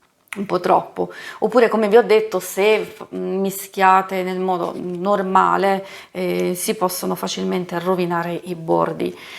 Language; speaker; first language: Italian; native; Italian